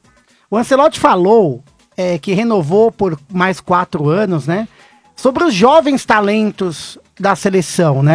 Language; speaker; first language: Portuguese; native; Portuguese